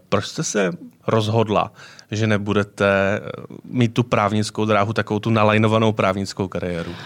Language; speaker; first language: Czech; native; Czech